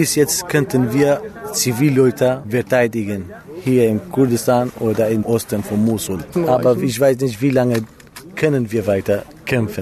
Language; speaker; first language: German; non-native, learner; Kurdish